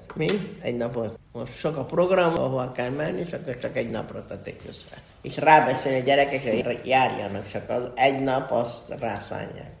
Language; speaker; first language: Hungarian; early bilingual, heritage; Hungarian